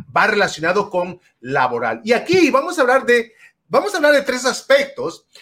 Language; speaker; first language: Spanish; native; Spanish